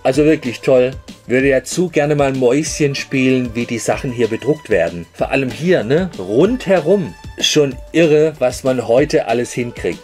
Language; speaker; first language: German; native; German